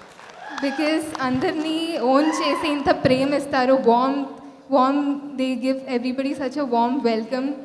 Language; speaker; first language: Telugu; non-native, fluent; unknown